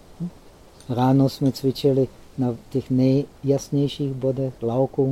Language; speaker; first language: Czech; native; Czech